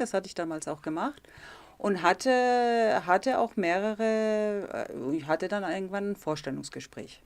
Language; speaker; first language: German; early bilingual, heritage; German